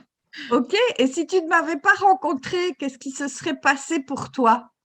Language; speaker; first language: French; native; French